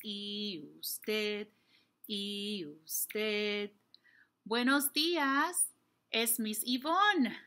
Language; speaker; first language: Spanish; non-native, fluent; English